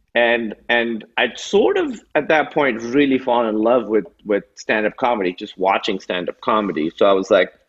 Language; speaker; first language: English; non-native, local second language; Urdu